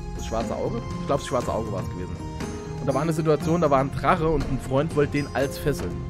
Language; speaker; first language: German; native; German